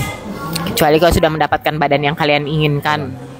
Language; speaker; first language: Indonesian; native; Indonesian